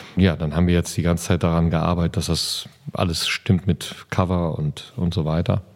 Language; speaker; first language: German; native; German